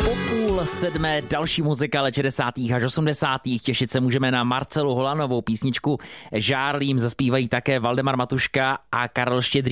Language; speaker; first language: Czech; native; Czech